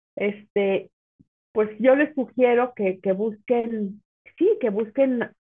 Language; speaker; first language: Spanish; native; Spanish